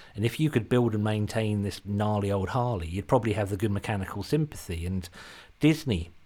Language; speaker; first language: English; native; English